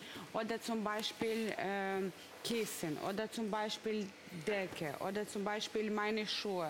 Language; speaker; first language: German; non-native, learner; Russian